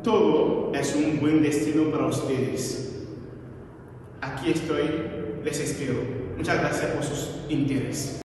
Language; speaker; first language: Spanish; non-native, fluent; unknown